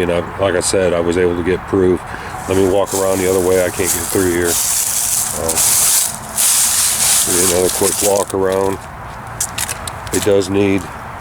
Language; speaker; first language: English; native; English